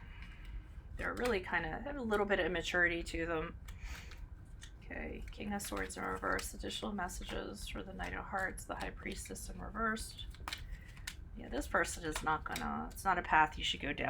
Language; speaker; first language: English; native; English